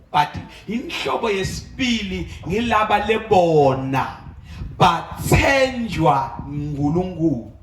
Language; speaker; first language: Zulu; non-native, local second language; Swati